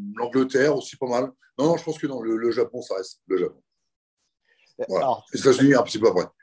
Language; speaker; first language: French; native; French